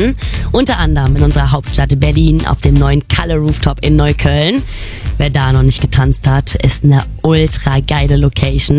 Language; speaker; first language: German; native; German